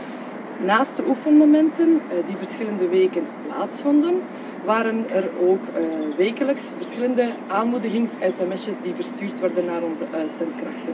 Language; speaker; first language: Dutch; native; Dutch